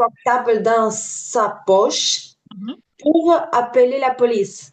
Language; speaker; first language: French; non-native, learner; Ukrainian